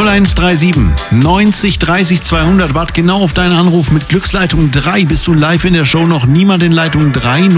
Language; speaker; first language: German; native; German